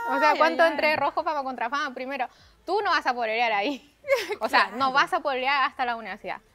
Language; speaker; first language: Spanish; non-native, fluent; Chinese